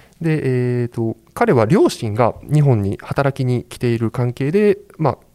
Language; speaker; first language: Japanese; native; Japanese